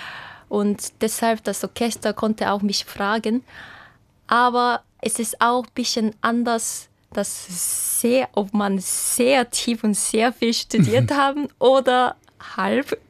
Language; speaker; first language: German; non-native, fluent; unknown